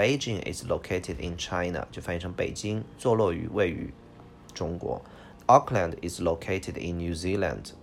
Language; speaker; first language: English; non-native, fluent; Chinese